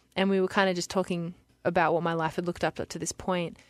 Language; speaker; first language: English; native; English